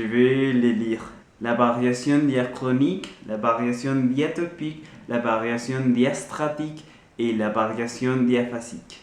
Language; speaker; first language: French; non-native, learner; Spanish